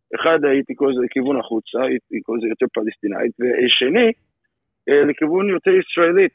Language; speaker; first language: Hebrew; non-native, fluent; English